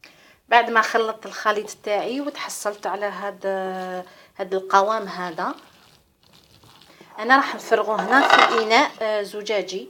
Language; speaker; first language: Arabic; native; Arabic